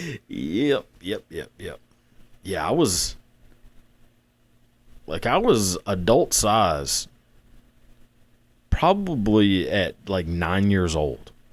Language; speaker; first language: English; native; English